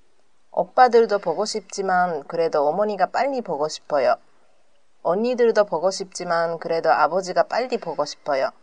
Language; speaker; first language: Korean; non-native, learner; Japanese